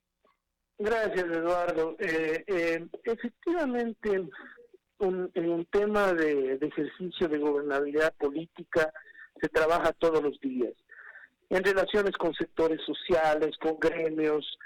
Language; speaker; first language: Spanish; native; Spanish